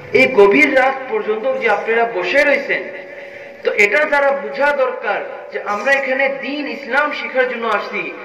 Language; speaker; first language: Bangla; non-native, fluent; Urdu